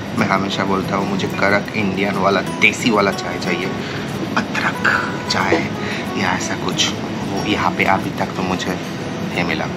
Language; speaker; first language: Hindi; native; Hindi